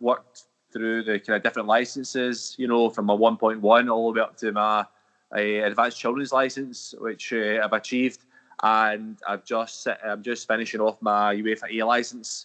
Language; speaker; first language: English; native; English